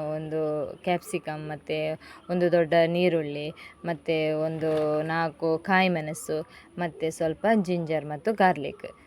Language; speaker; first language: Kannada; native; Kannada